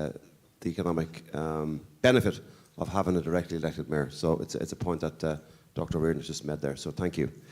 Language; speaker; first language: English; native; English